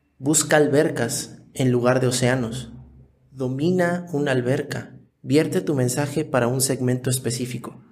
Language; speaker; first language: Spanish; native; Spanish